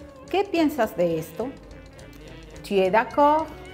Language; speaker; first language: Spanish; native; Spanish